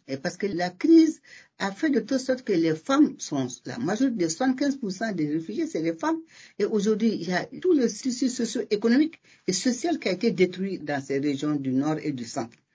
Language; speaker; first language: French; non-native, local second language; Bambara